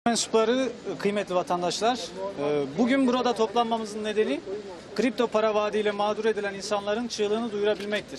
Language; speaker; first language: Turkish; native; Turkish